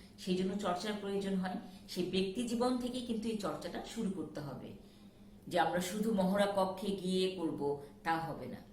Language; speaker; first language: Bangla; native; Bangla